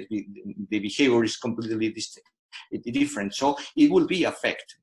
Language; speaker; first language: English; non-native, fluent; Spanish